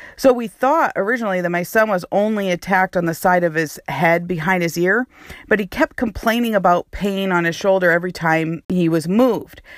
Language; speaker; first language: English; native; English